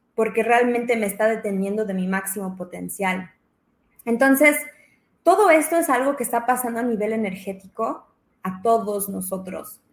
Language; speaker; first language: Spanish; early bilingual, heritage; Spanish